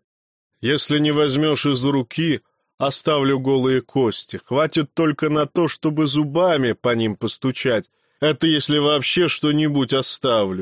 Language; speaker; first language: Russian; native; Russian